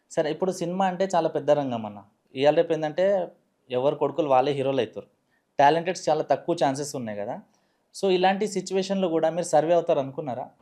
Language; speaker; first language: Telugu; native; Telugu